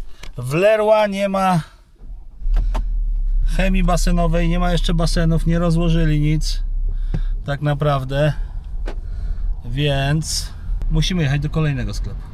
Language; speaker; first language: Polish; native; Polish